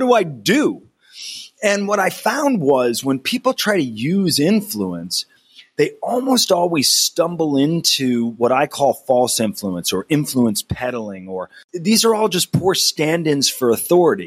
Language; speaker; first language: English; native; English